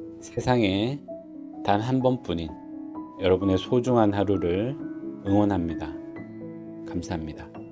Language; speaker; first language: Korean; native; Korean